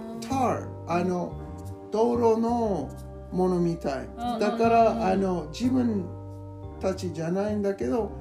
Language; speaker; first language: Japanese; non-native, learner; English